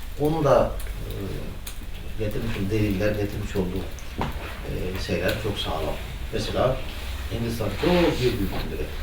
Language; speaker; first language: Turkish; non-native, fluent; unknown